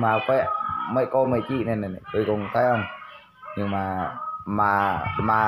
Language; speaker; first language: Vietnamese; non-native, local second language; Jarai